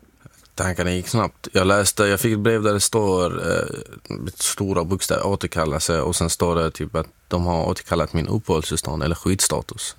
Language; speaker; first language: Swedish; non-native, fluent; Arabic